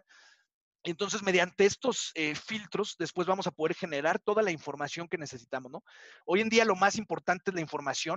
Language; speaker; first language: Spanish; native; Spanish